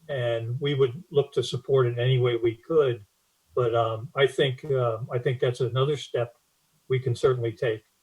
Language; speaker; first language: English; native; English